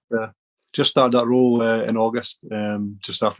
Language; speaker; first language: English; native; English